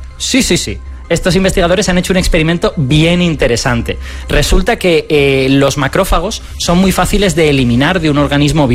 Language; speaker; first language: Spanish; native; Spanish